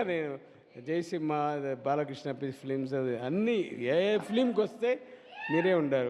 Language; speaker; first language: Telugu; non-native, learner; Tamil